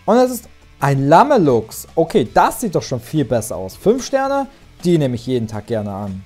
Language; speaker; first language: German; native; German